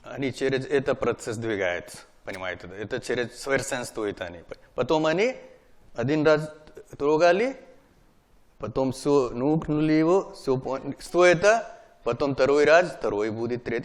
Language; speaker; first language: Russian; non-native, learner; Hindi